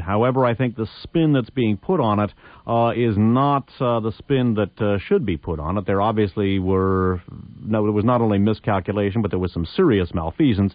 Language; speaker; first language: English; native; English